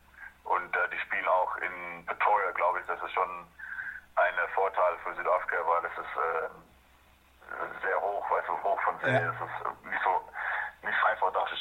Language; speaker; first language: German; non-native, fluent; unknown